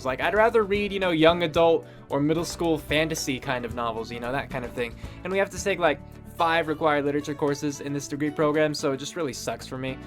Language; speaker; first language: English; native; English